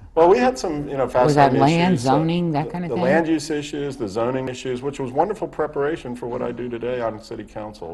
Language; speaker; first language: English; native; English